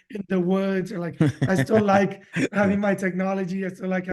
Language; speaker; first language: English; early bilingual, other home language; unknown